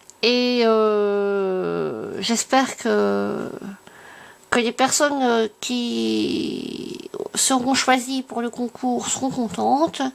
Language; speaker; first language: French; native; French